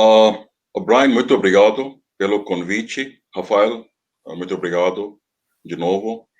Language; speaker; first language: Portuguese; non-native, fluent; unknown